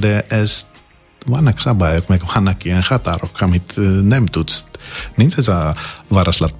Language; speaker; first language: Hungarian; non-native, fluent; Greek